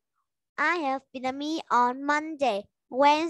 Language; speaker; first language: English; non-native, learner; Vietnamese